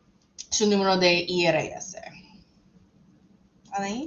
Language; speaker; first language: Spanish; non-native, fluent; English